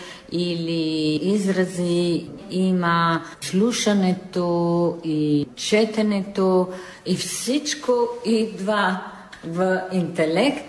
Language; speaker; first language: Bulgarian; non-native, fluent; Italian